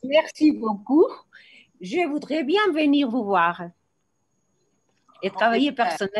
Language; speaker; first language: French; non-native, fluent; Spanish